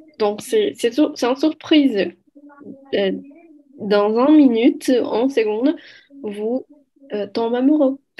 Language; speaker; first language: French; non-native, learner; Portuguese